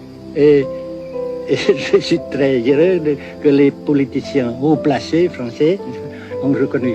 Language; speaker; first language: French; non-native, local second language; Vietnamese